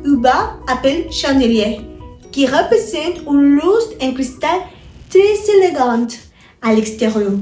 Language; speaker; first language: French; non-native, learner; Spanish